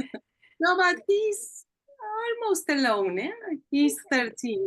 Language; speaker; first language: English; non-native, learner; Spanish